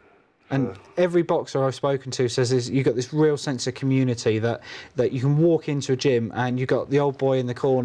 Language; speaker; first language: English; native; English